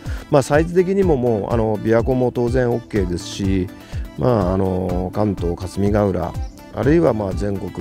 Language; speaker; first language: Japanese; native; Japanese